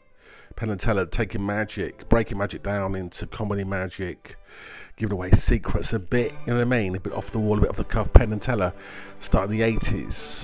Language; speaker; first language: English; native; English